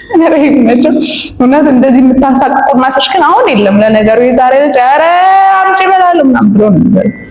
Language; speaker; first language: Amharic; native; Amharic